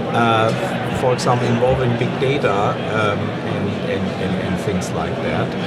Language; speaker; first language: English; non-native, fluent; German